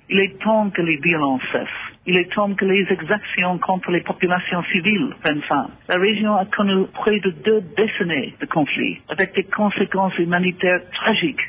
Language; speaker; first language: French; non-native, fluent; English